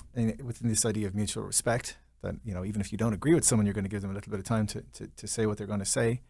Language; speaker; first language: English; native; English